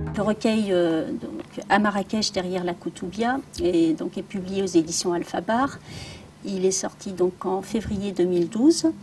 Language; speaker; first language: French; early bilingual, other home language; Arabic